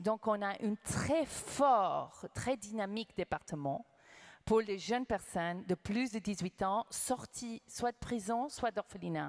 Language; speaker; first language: French; non-native, fluent; English